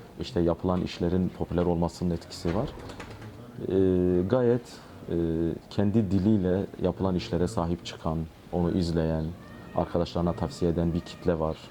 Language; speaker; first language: Turkish; non-native, local second language; Kurdish